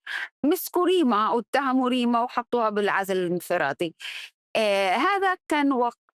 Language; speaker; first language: Arabic; early bilingual, heritage; Arabic